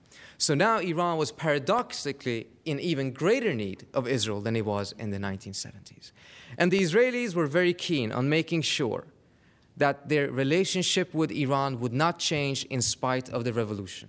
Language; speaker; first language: English; non-native, fluent; Persian